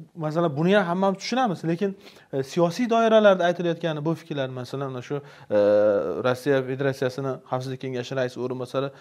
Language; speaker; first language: Uzbek; native; Uzbek